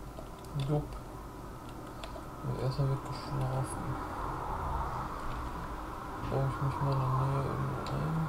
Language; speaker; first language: German; native; German